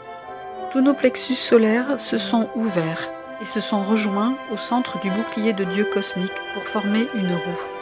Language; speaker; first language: French; native; French